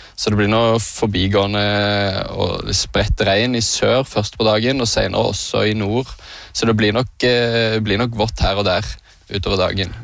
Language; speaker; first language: Norwegian; native; Norwegian